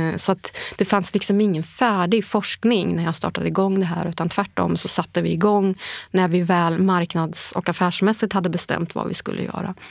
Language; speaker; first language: Swedish; early bilingual, heritage; Swedish